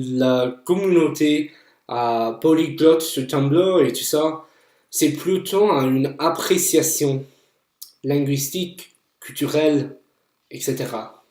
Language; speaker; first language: French; non-native, fluent; English